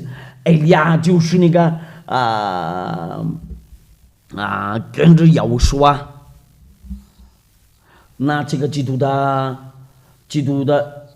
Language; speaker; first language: Chinese; non-native, fluent; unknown